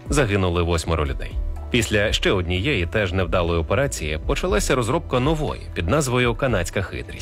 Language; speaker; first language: Ukrainian; native; Ukrainian